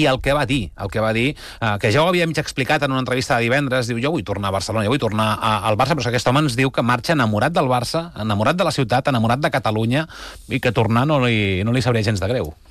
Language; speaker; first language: Catalan; native; Catalan